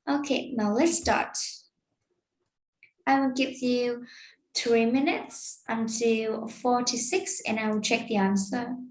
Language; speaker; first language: English; non-native, fluent; Vietnamese